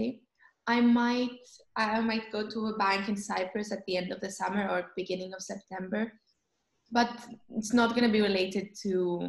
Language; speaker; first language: English; non-native, fluent; Greek